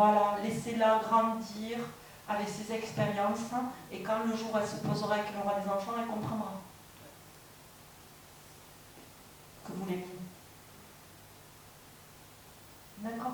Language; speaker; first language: French; native; French